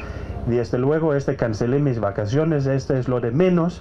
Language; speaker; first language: Spanish; non-native, fluent; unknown